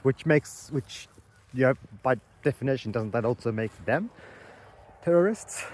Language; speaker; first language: English; native; English